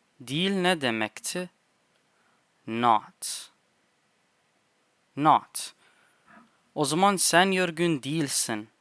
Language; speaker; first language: Turkish; non-native, fluent; English